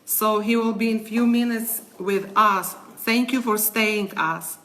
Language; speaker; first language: English; non-native, learner; Ukrainian